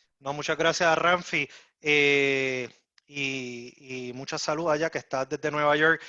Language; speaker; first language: Spanish; native; Spanish